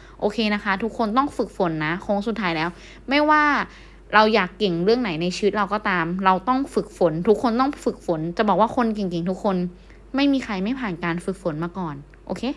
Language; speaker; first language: Thai; native; Thai